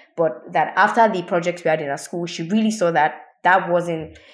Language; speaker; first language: English; non-native, local second language; Yoruba